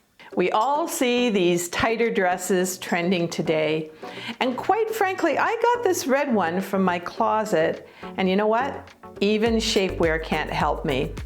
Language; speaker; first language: English; native; English